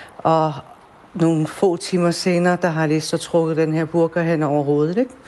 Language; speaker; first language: Danish; early bilingual, other home language; Persian